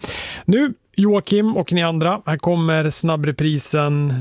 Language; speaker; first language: Swedish; native; Swedish